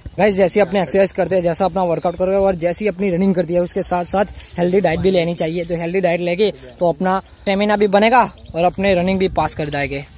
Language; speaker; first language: Hindi; non-native, local second language; Gujarati